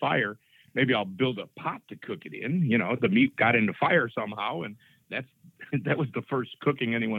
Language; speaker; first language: English; native; English